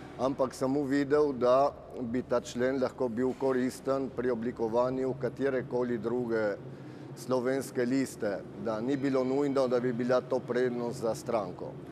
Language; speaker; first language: Slovenian; native; Slovenian